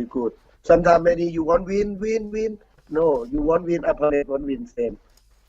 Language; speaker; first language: English; non-native, learner; Thai